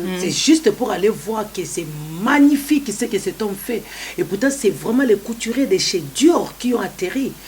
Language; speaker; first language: French; non-native, local second language; Lingala